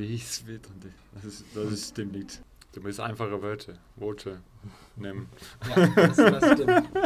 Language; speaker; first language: German; non-native, fluent; Icelandic